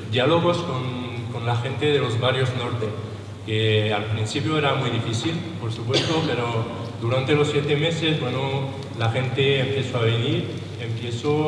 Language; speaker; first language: Spanish; non-native, learner; French